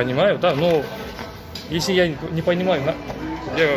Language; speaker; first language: Russian; non-native, local second language; Kazakh